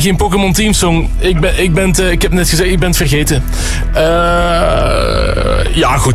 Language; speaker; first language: Dutch; native; Dutch